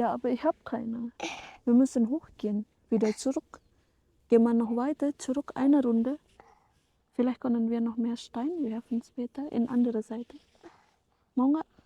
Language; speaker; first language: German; non-native, fluent; Indonesian